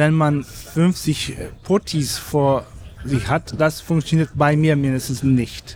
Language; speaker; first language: German; non-native, fluent; Turkish